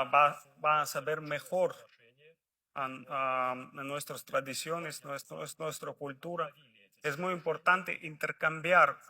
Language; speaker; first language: Spanish; non-native, fluent; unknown